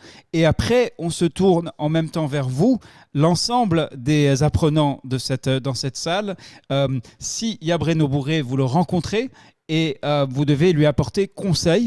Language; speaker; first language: French; native; French